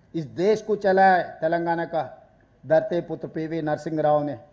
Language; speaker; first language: Hindi; non-native, local second language; Telugu